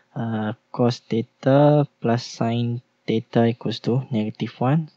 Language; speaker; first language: English; non-native, local second language; Malay